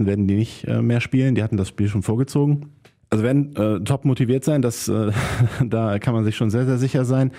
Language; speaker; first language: German; native; German